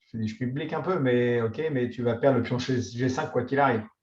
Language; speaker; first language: French; native; French